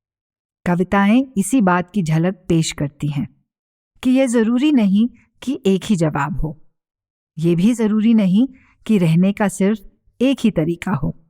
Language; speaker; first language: Hindi; native; Hindi